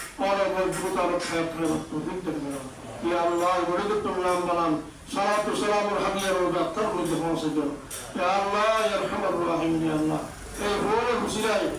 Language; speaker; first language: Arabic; non-native, learner; Bangla